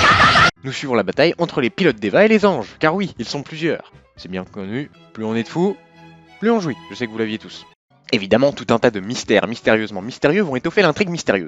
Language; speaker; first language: French; native; French